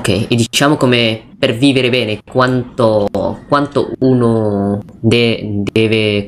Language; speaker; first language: Italian; non-native, learner; Indonesian